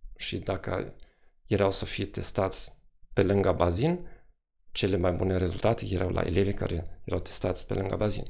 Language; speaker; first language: Romanian; non-native, fluent; German